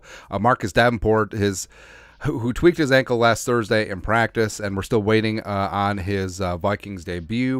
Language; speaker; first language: English; native; English